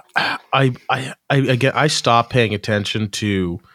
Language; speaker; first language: English; native; English